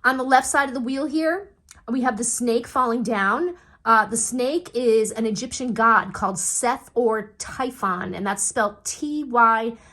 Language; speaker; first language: English; native; English